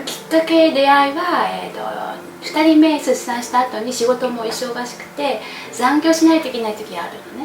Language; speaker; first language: Japanese; non-native, fluent; Vietnamese